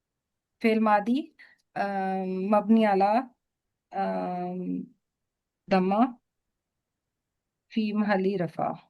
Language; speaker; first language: Arabic; non-native, learner; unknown